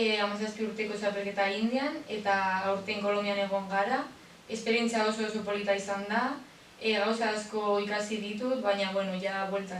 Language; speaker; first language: Basque; non-native, local second language; Spanish